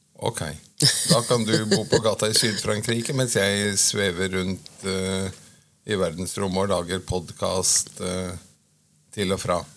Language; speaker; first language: Norwegian; native; Norwegian